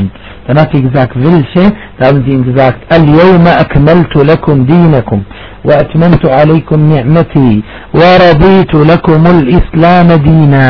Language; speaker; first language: German; non-native, fluent; Arabic